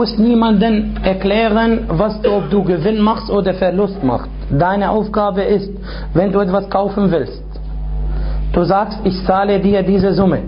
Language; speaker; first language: German; non-native, fluent; Arabic